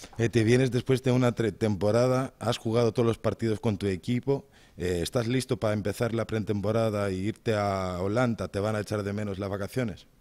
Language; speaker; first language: Spanish; non-native, learner; Greek